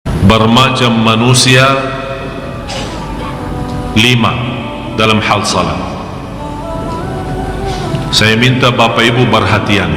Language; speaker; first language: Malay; non-native, fluent; Arabic